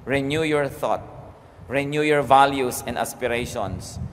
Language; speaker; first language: English; non-native, local second language; Filipino